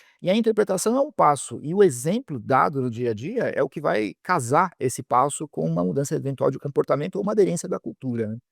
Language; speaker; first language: Portuguese; native; Portuguese